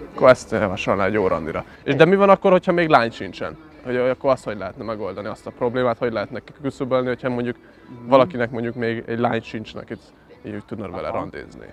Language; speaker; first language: Hungarian; early bilingual, other home language; Chinese